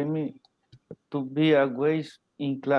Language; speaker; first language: English; non-native, learner; Spanish